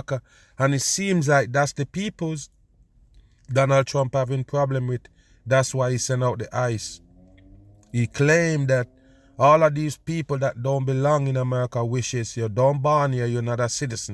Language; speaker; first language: English; native; English